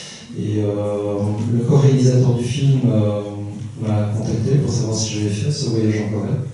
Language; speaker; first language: French; early bilingual, other home language; Korean